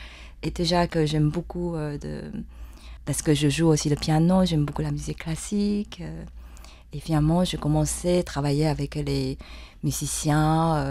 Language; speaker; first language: French; non-native, fluent; Chinese